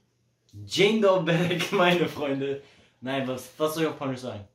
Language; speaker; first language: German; early bilingual, heritage; Polish